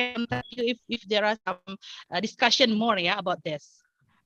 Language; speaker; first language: English; non-native, fluent; Indonesian